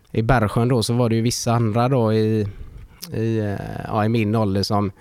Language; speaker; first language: Swedish; early bilingual, other home language; Finnish